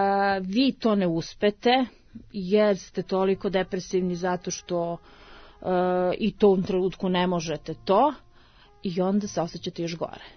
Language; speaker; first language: Serbian; native; Serbian